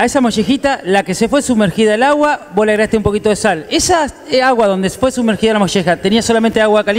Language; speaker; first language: Spanish; native; Spanish